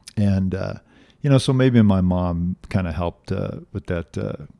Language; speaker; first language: English; native; English